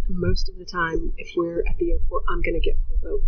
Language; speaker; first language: English; early bilingual, other home language; Spanish